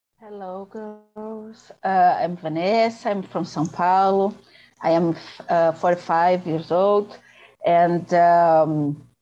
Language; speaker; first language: English; non-native, learner; Portuguese